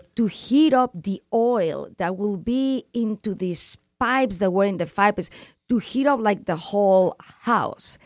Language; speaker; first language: English; non-native, fluent; Spanish